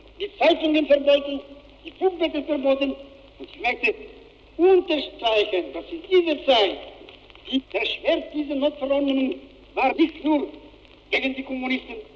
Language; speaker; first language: German; non-native, fluent; Bulgarian